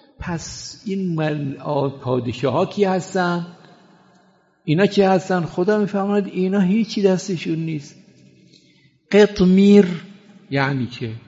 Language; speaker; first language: Persian; non-native, fluent; Arabic